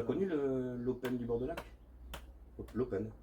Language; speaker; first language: French; native; French